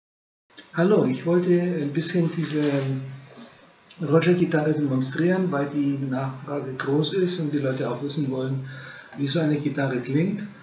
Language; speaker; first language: German; non-native, fluent; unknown